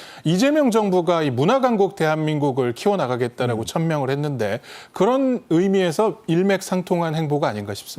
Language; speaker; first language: Korean; native; Korean